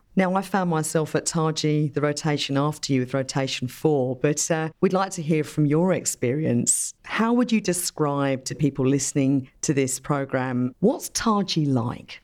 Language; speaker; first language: English; native; English